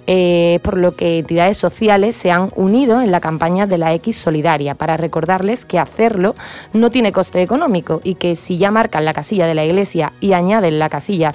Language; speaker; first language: Spanish; native; Spanish